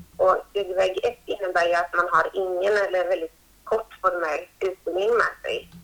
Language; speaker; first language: Swedish; native; Swedish